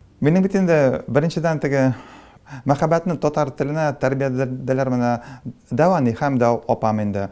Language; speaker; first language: Tatar; non-native, local second language; Russian